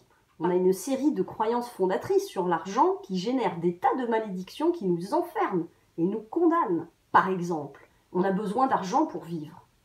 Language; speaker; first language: French; native; French